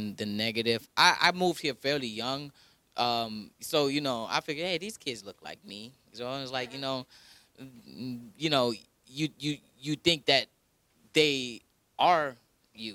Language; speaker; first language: English; early bilingual, other home language; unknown